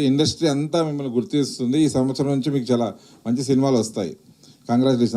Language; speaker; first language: Telugu; native; Telugu